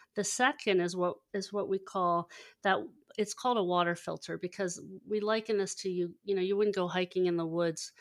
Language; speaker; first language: English; native; English